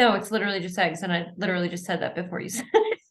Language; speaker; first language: English; native; English